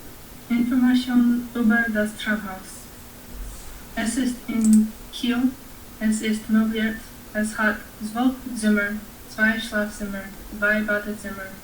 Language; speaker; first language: German; non-native, learner; English